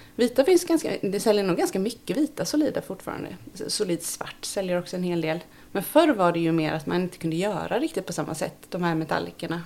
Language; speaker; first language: Swedish; native; Swedish